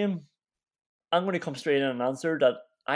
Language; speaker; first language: English; native; English